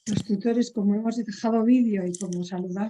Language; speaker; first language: Spanish; native; Spanish